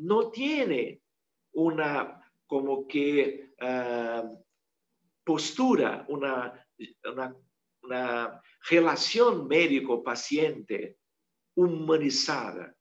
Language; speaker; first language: Spanish; non-native, fluent; Portuguese